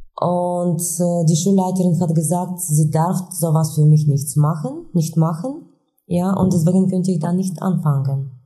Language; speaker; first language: German; non-native, fluent; Bulgarian